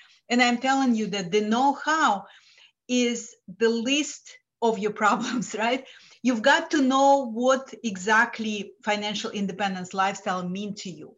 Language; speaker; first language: English; non-native, fluent; Lithuanian